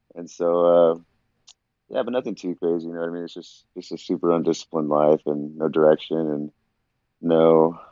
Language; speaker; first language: English; native; English